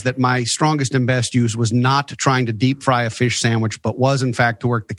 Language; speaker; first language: English; native; English